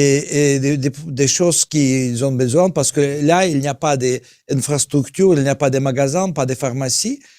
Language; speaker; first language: French; non-native, learner; Russian